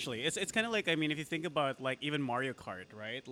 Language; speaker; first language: English; non-native, local second language; Filipino